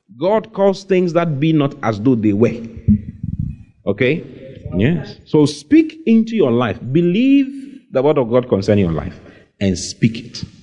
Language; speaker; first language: English; non-native, local second language; Akan